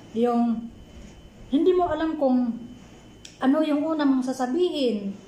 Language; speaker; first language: Filipino; non-native, local second language; Cebuano